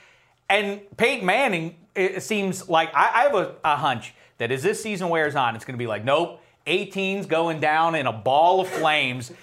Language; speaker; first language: English; native; English